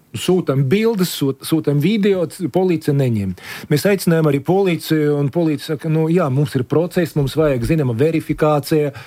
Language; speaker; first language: Latvian; non-native, local second language; Russian